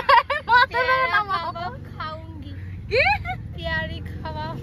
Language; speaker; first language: Hindi; non-native, local second language; Bangla